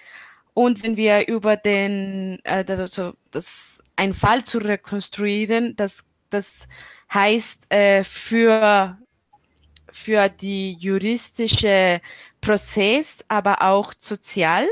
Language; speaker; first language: German; non-native, fluent; Spanish